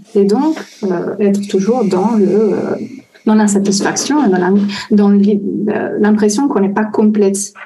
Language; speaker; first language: French; non-native, fluent; Italian